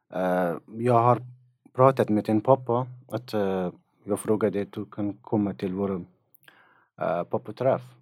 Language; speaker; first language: Swedish; non-native, learner; Persian